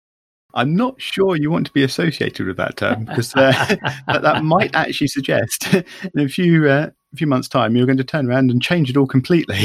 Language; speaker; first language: English; native; English